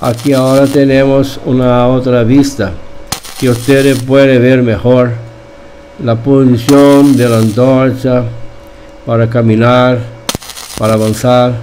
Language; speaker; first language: Spanish; non-native, fluent; Portuguese